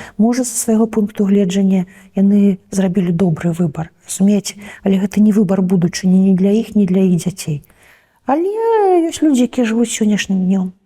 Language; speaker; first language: Belarusian; native; Belarusian